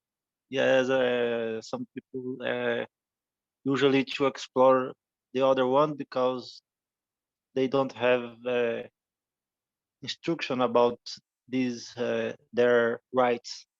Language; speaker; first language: English; non-native, learner; Portuguese